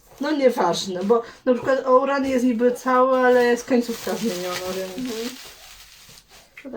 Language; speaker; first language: Polish; native; Polish